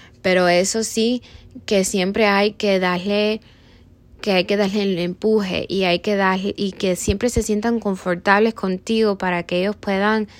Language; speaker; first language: Spanish; early bilingual, heritage; Spanish